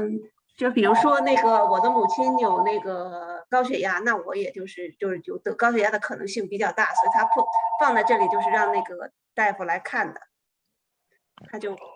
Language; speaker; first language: Chinese; native; Chinese